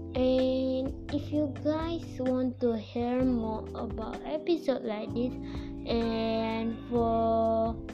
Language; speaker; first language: English; non-native, local second language; Malay